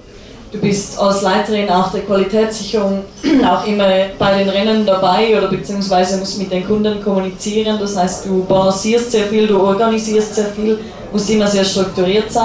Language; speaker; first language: German; native; German